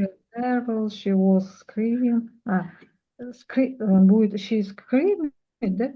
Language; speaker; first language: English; non-native, learner; Russian